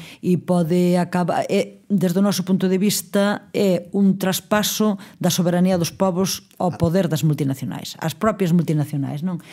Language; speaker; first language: Galician; native; Galician